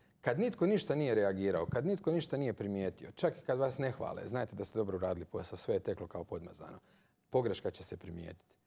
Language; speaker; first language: Bosnian; native; Bosnian